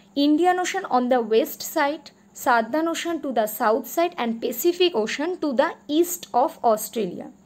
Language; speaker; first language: English; non-native, local second language; Bangla